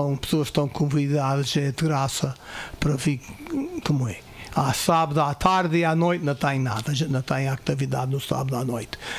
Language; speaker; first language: Portuguese; early bilingual, heritage; Portuguese